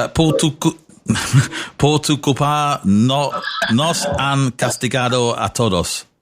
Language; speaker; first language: Spanish; non-native, learner; English